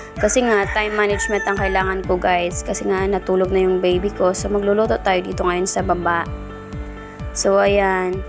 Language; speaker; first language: Filipino; non-native, local second language; Masbatenyo